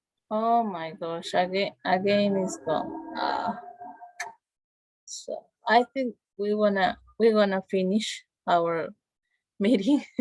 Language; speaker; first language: English; non-native, learner; Spanish